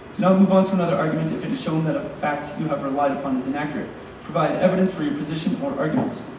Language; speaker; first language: English; native; English